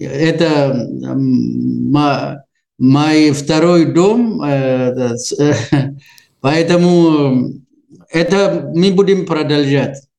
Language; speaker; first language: Russian; non-native, learner; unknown